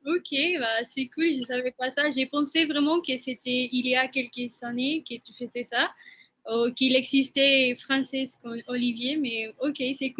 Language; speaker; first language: French; non-native, fluent; Spanish